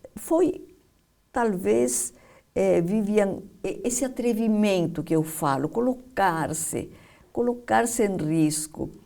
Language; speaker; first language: Portuguese; non-native, fluent; Spanish